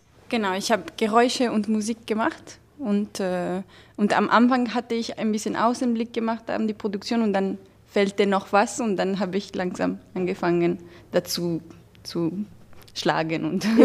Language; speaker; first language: German; non-native, fluent; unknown